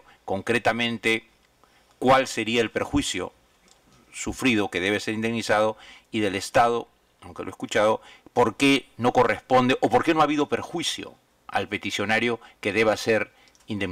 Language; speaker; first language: Spanish; native; Spanish